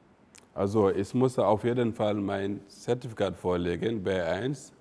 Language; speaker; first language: German; non-native, fluent; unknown